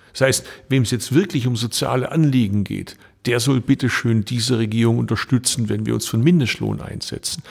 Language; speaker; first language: German; early bilingual, other home language; Turkish